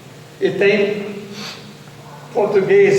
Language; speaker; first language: Portuguese; non-native, fluent; English